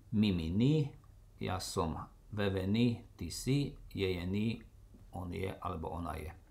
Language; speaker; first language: Slovak; native; Slovak